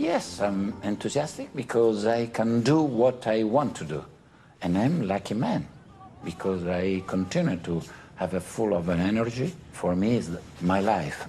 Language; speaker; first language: English; non-native, fluent; Italian